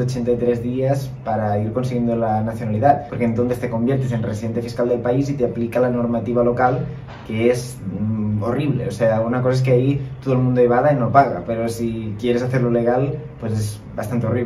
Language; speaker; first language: Spanish; native; Spanish